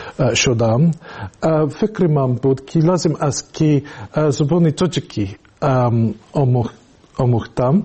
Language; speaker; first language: Tajik; non-native, learner; English